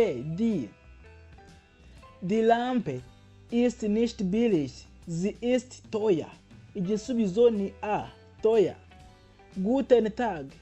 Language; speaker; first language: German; non-native, fluent; Kinyarwanda